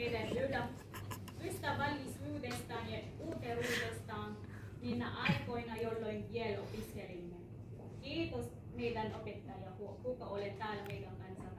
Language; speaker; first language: Finnish; non-native, learner; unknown